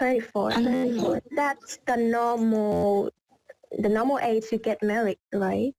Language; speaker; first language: English; non-native, learner; Vietnamese